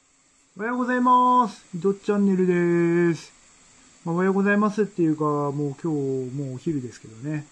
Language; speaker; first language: Japanese; native; Japanese